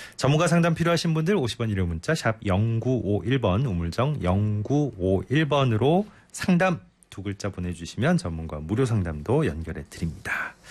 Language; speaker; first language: Korean; native; Korean